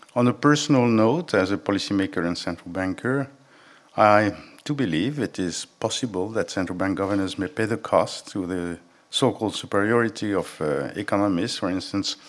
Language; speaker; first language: English; non-native, fluent; French